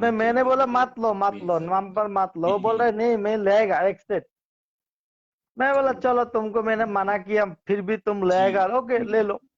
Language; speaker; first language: Hindi; non-native, learner; Bangla